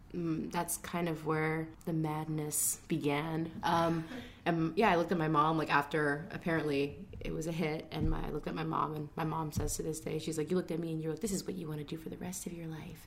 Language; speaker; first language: English; native; English